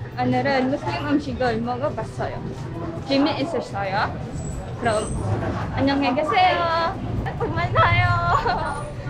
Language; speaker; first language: Korean; non-native, learner; Filipino